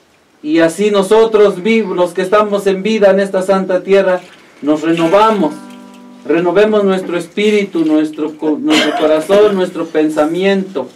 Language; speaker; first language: Spanish; native; Spanish